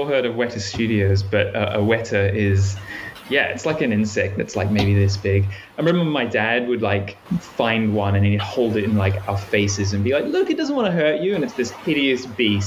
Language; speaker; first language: English; native; English